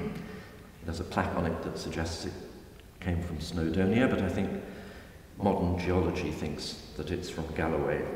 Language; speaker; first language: English; native; English